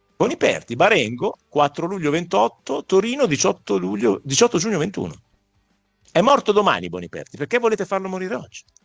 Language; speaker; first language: Italian; native; Italian